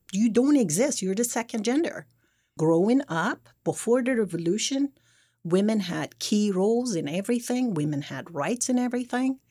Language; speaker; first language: English; non-native, fluent; Persian